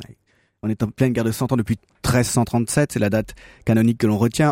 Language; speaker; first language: French; native; French